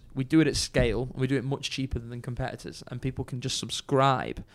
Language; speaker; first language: English; native; English